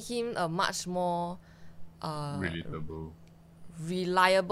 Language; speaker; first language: English; early bilingual, other home language; Chinese